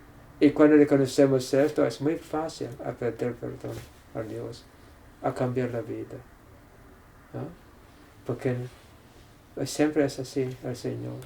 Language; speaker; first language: Spanish; non-native, fluent; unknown